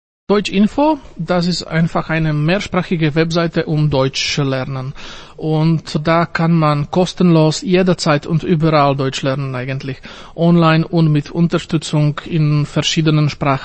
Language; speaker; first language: German; non-native, fluent; Slovak